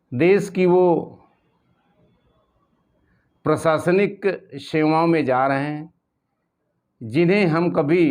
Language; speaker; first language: Hindi; native; Hindi